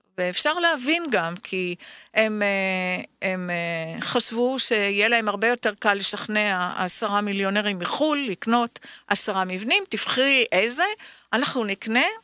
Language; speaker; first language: Hebrew; native; Hebrew